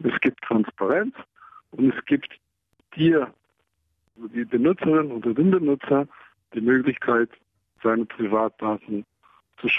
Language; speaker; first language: German; non-native, fluent; Hebrew